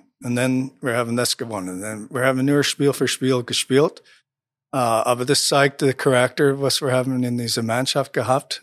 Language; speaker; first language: German; non-native, learner; English